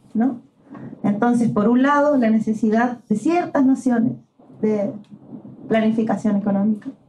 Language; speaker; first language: Spanish; native; Spanish